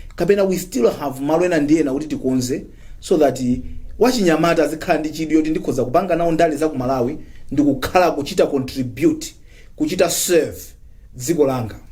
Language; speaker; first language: Nyanja; native; Nyanja